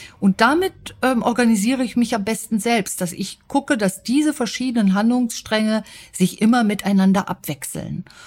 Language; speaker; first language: German; native; German